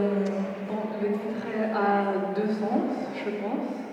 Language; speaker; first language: French; non-native, fluent; Spanish